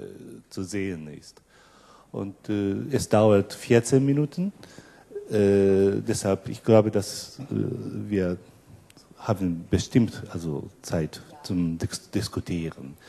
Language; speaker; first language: German; non-native, learner; Japanese